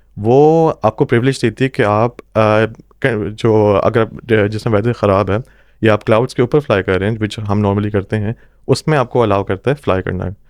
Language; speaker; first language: Urdu; non-native, local second language; Punjabi